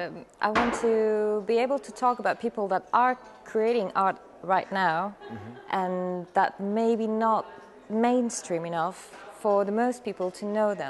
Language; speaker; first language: English; non-native, fluent; French